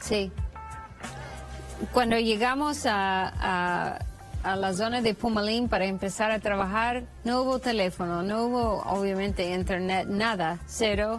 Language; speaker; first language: Spanish; non-native, fluent; English